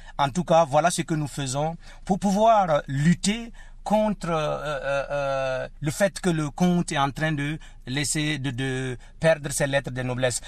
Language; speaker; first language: French; non-native, local second language; Mossi